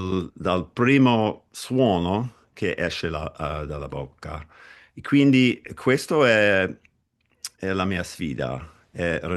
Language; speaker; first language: Italian; non-native, fluent; English